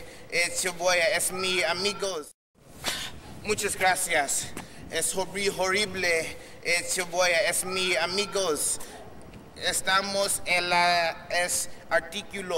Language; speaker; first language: Spanish; non-native, learner; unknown